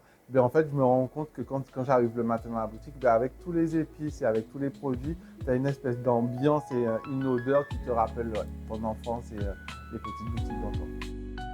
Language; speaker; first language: French; native; French